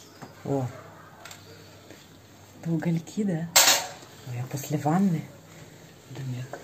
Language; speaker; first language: Russian; native; Russian